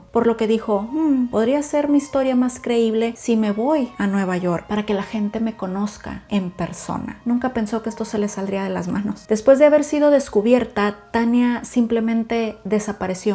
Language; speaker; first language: Spanish; native; Spanish